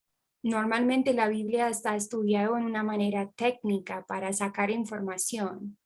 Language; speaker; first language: Spanish; non-native, fluent; English